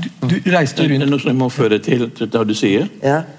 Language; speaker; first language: Norwegian; non-native, fluent; English